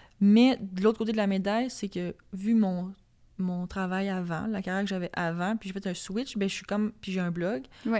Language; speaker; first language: French; native; French